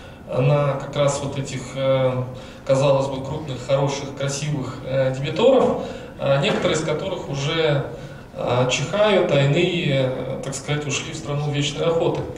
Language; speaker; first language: Russian; native; Russian